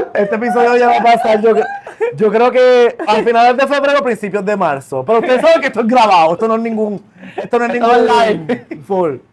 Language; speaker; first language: Spanish; native; Spanish